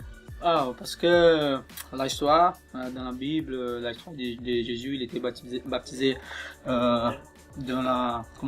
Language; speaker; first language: French; non-native, fluent; Portuguese